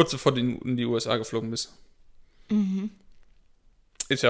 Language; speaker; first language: German; native; German